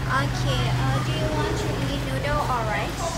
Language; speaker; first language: English; non-native, learner; Thai